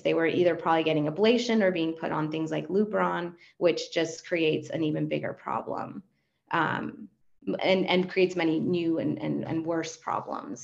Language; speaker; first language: English; non-native, fluent; Spanish